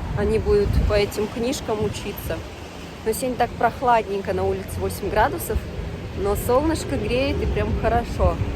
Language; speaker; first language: Russian; non-native, local second language; Tatar